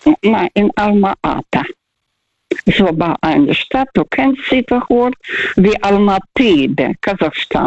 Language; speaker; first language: German; non-native, fluent; Russian